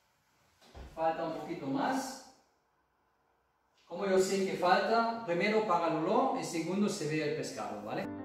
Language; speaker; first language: Spanish; non-native, fluent; German